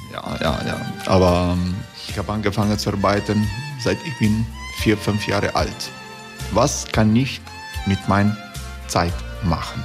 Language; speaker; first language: German; non-native, learner; Croatian